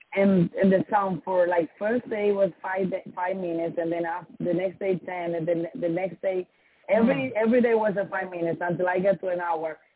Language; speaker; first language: English; non-native, learner; Spanish